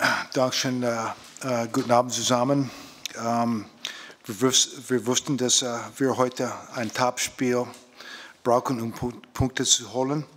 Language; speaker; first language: German; non-native, fluent; English